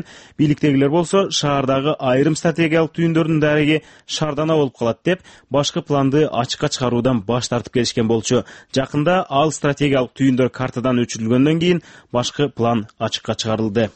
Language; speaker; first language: Kyrgyz; native; Kyrgyz